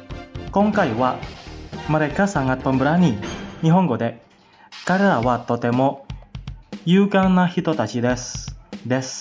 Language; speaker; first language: Japanese; non-native, fluent; Indonesian